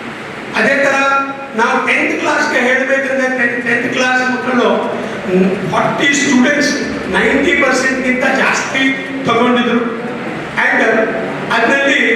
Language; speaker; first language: Kannada; non-native, local second language; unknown